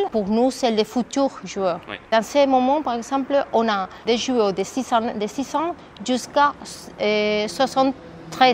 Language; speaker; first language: French; non-native, fluent; Spanish